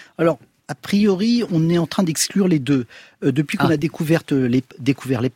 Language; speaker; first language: French; native; French